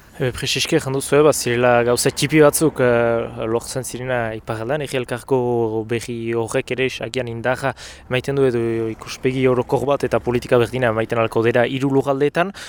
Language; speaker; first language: Basque; native; Basque